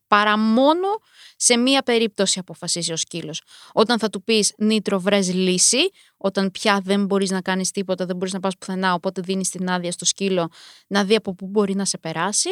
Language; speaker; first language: Greek; early bilingual, other home language; Romanian